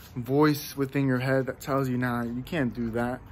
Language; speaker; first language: English; native; English